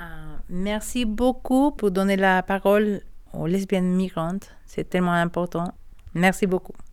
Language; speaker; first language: French; non-native, learner; Spanish